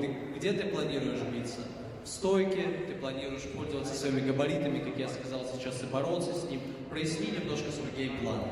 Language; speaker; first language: Russian; native; Russian